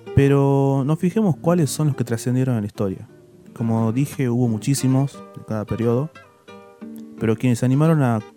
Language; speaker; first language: Spanish; native; Spanish